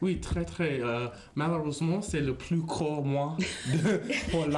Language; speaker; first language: French; non-native, learner; English